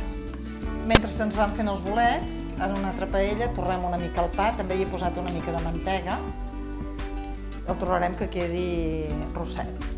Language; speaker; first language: Catalan; native; Catalan